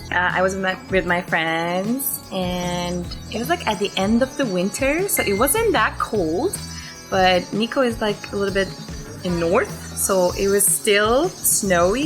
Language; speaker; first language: English; non-native, fluent; Persian